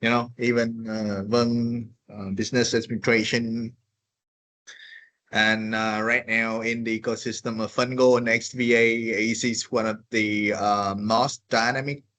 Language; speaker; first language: English; non-native, fluent; Vietnamese